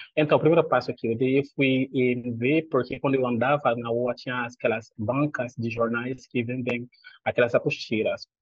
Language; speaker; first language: Portuguese; non-native, fluent; Haitian Creole